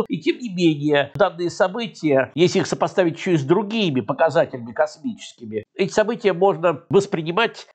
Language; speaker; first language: Russian; native; Russian